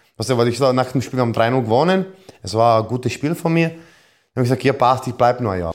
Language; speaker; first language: German; non-native, fluent; Croatian